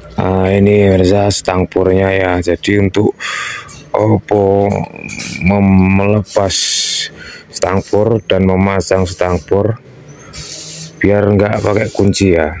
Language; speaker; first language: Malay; non-native, local second language; Javanese